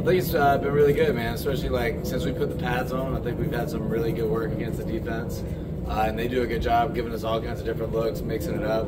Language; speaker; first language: English; native; English